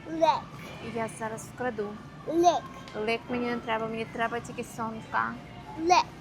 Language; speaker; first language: Ukrainian; native; Ukrainian